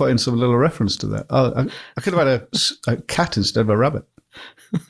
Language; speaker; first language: English; native; English